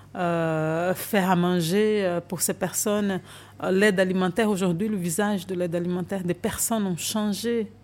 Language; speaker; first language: French; non-native, fluent; Portuguese